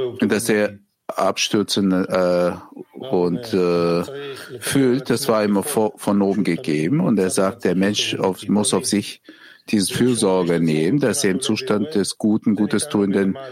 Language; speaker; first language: German; non-native, fluent; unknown